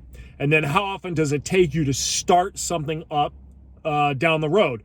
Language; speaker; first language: English; native; English